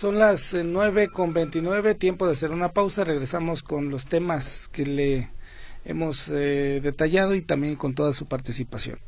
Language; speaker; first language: Spanish; native; Spanish